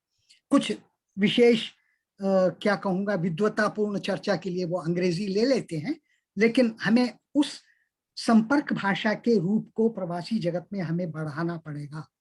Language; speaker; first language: Hindi; native; Hindi